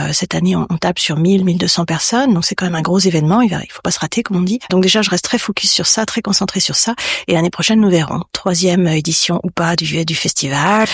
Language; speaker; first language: French; early bilingual, heritage; French